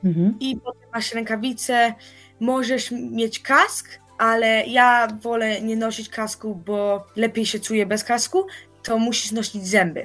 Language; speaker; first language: Polish; early bilingual, heritage; Polish